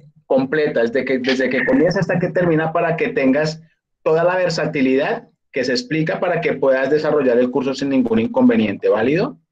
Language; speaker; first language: Spanish; native; Spanish